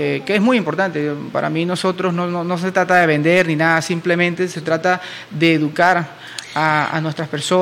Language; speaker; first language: Spanish; native; Spanish